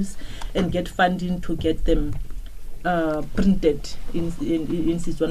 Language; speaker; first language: English; non-native, local second language; Tswana